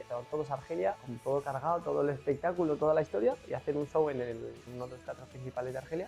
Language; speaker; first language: Spanish; native; Spanish